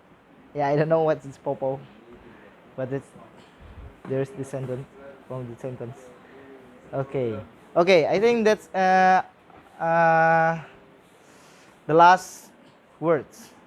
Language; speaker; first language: English; non-native, learner; Indonesian